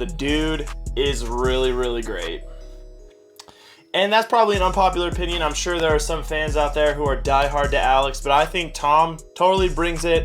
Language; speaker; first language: English; native; English